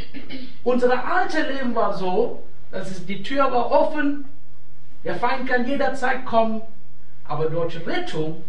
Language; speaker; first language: German; non-native, fluent; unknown